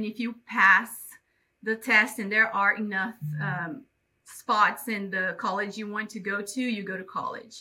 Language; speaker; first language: English; non-native, fluent; Portuguese